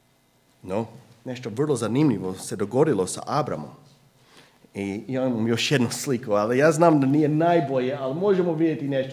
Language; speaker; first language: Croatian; non-native, fluent; English